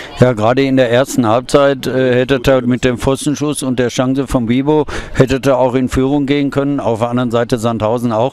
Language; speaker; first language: German; native; German